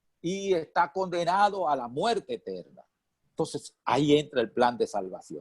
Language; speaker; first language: Spanish; native; Spanish